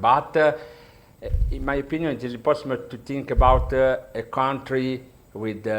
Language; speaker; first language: English; non-native, learner; Italian